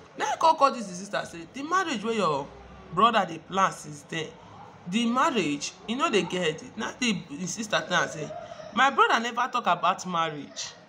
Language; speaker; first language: Nigerian Pidgin; non-native, local second language; Igbo